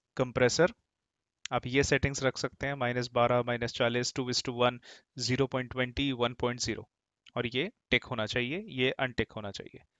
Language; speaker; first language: Hindi; native; Hindi